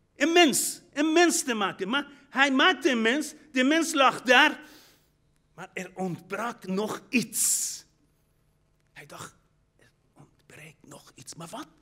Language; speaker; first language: Dutch; non-native, fluent; Persian